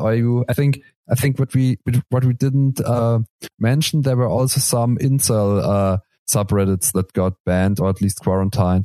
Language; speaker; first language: English; non-native, fluent; German